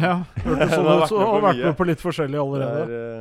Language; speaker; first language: Norwegian; native; Norwegian